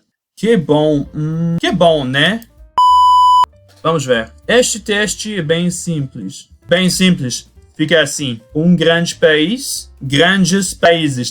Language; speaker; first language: Portuguese; non-native, fluent; French